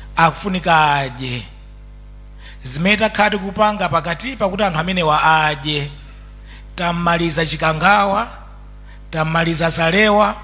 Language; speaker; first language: Nyanja; native; Nyanja